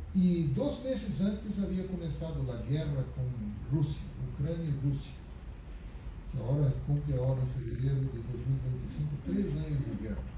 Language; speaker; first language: Spanish; non-native, fluent; Portuguese